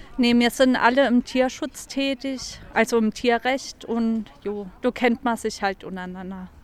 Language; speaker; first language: German; native; German